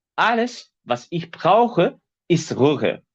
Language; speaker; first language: German; non-native, fluent; Turkish